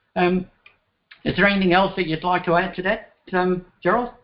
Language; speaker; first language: English; native; English